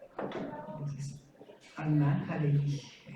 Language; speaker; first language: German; non-native, learner; Spanish